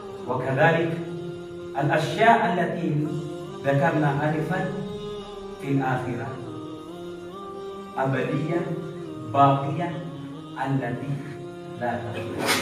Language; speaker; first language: Arabic; non-native, fluent; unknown